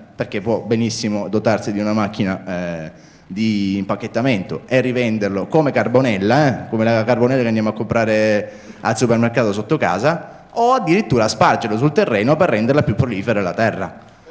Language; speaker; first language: Italian; native; Italian